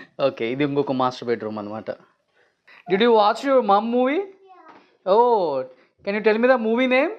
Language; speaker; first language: Telugu; native; Telugu